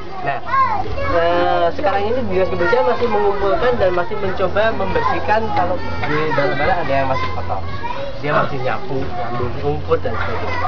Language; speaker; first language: Indonesian; non-native, local second language; Achinese